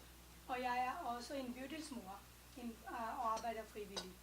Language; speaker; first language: Danish; non-native, fluent; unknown